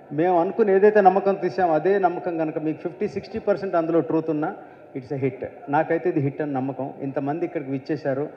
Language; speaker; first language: Telugu; native; Telugu